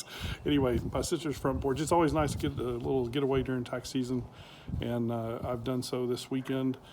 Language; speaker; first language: English; native; English